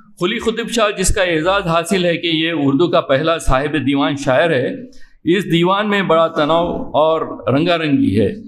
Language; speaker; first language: Urdu; native; Urdu